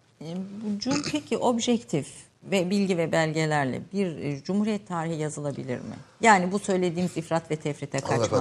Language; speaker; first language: Turkish; native; Turkish